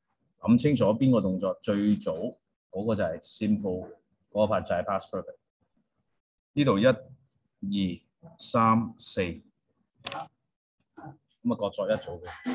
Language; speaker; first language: Chinese; native; Chinese